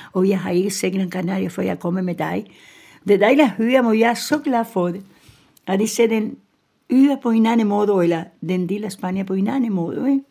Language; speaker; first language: Danish; non-native, fluent; Spanish